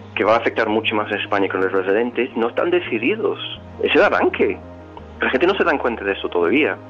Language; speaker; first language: Spanish; non-native, fluent; English